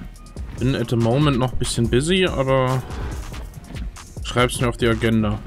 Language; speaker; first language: German; native; German